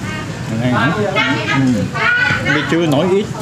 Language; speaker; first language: Vietnamese; non-native, learner; Japanese